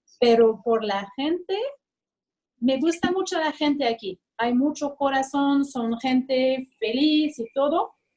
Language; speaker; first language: Spanish; non-native, fluent; French